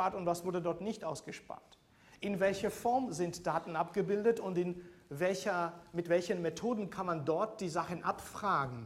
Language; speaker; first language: German; non-native, fluent; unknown